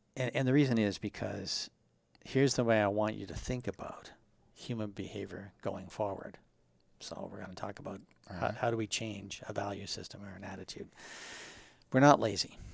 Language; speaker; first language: English; native; English